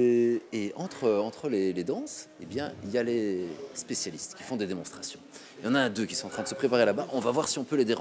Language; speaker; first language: French; native; French